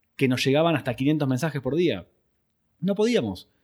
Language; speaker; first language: Spanish; native; Spanish